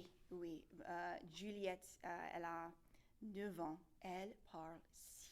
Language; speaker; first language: French; non-native, local second language; English